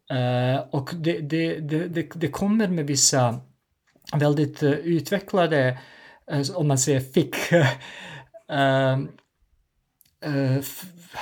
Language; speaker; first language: Swedish; non-native, fluent; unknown